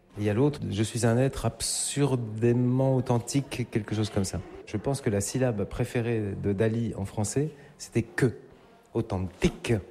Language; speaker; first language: French; native; French